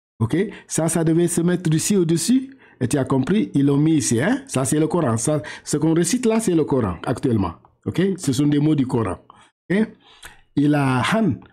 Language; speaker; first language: French; non-native, local second language; Wolof